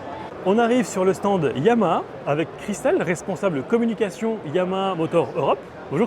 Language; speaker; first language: French; native; French